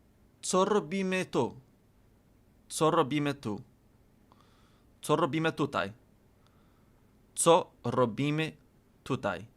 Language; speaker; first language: Polish; non-native, learner; English